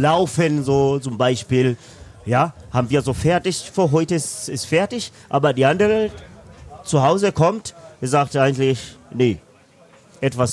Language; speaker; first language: German; non-native, learner; Swahili